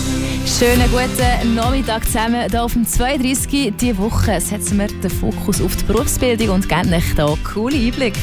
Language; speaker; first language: German; native; German